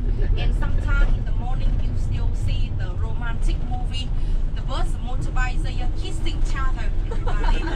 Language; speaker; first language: English; non-native, learner; Vietnamese